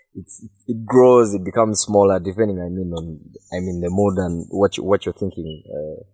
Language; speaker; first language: English; non-native, local second language; Ganda